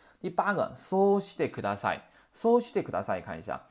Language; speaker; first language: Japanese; non-native, fluent; Chinese